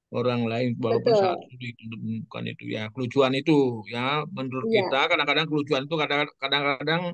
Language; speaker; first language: Indonesian; native; Indonesian